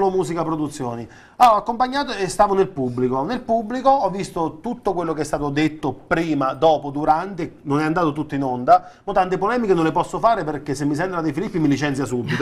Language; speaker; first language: Italian; native; Italian